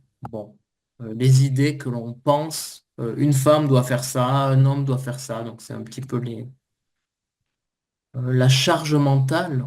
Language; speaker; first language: French; native; French